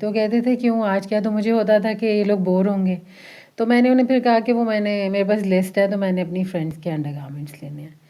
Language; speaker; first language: Urdu; early bilingual, heritage; Urdu